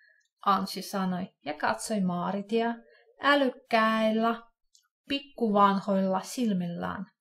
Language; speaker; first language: Finnish; non-native, fluent; Russian